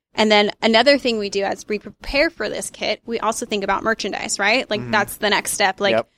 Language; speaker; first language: English; native; English